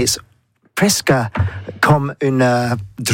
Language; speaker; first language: French; non-native, learner; English